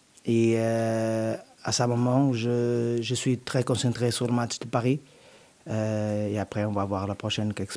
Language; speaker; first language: French; non-native, learner; Portuguese